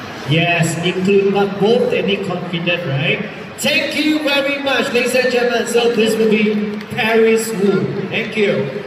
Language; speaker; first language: English; non-native, local second language; Chinese